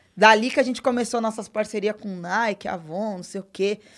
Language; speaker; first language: Portuguese; native; Portuguese